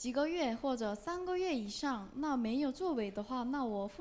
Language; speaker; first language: Chinese; non-native, learner; Korean